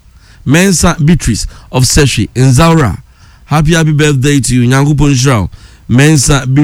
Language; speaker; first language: English; non-native, local second language; Akan